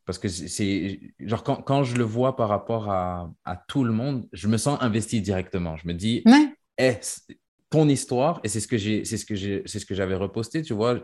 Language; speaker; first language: French; native; French